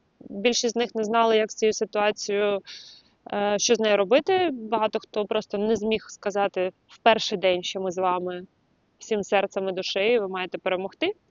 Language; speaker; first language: Ukrainian; non-native, local second language; Russian